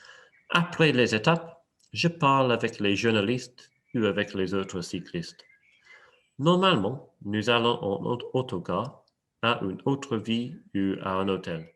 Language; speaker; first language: French; non-native, fluent; English